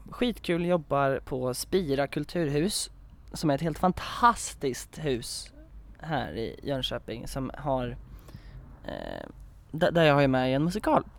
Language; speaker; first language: Swedish; native; Swedish